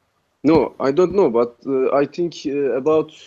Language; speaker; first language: English; non-native, learner; Turkish